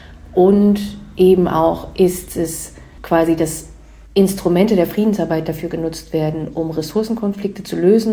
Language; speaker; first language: German; native; German